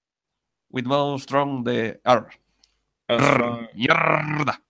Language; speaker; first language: English; non-native, learner; Spanish